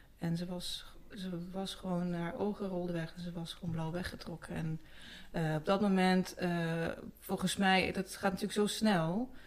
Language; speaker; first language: Dutch; early bilingual, other home language; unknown